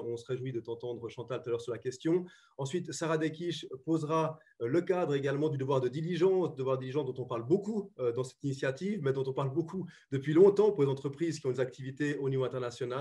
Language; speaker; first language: French; native; French